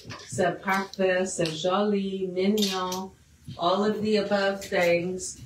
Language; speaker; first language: French; non-native, fluent; English